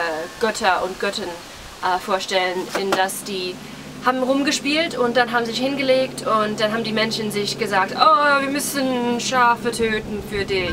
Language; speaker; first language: German; early bilingual, heritage; English